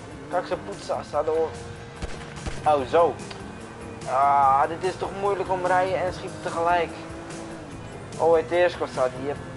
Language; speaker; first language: Dutch; early bilingual, other home language; Bosnian